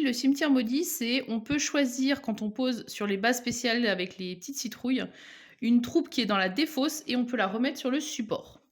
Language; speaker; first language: French; native; French